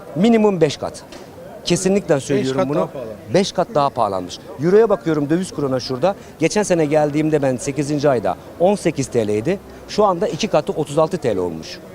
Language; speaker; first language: Turkish; native; Turkish